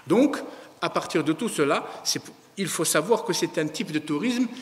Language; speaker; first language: French; non-native, local second language; Arabic